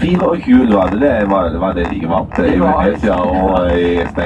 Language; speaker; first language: Norwegian; native; Norwegian